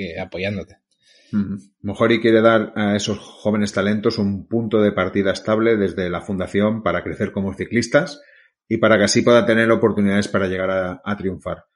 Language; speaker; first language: Spanish; native; Spanish